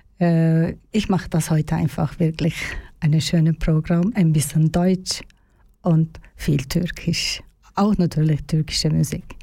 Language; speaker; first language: German; non-native, learner; Turkish